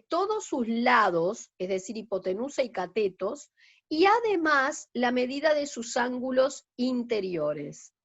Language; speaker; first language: Spanish; native; Spanish